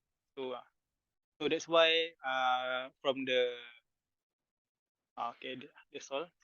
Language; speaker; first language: English; non-native, fluent; Malay